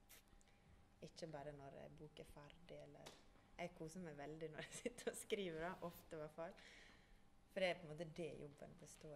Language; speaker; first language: Norwegian; native; Norwegian